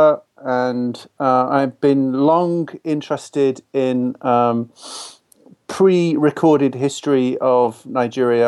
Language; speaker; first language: English; native; English